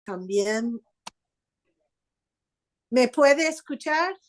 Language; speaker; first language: Spanish; non-native, fluent; English